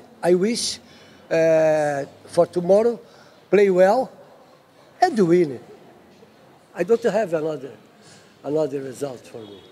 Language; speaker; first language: English; non-native, learner; Portuguese